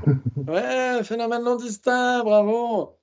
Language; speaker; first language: French; native; French